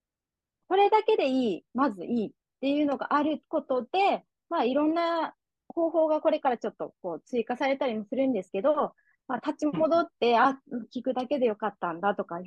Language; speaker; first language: Japanese; native; Japanese